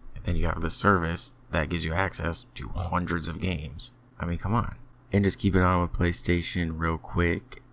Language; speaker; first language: English; native; English